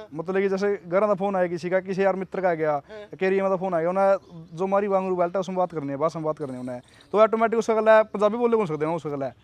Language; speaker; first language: Punjabi; non-native, local second language; Haryanvi